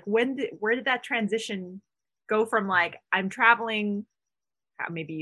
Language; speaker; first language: English; non-native, local second language; Filipino